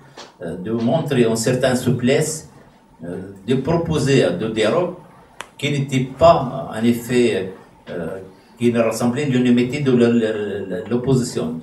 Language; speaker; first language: French; non-native, fluent; Arabic